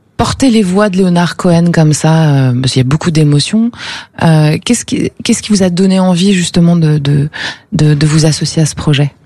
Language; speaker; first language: French; native; French